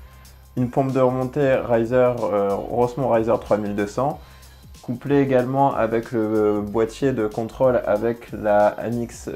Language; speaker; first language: French; native; French